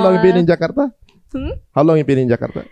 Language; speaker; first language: English; non-native, fluent; Indonesian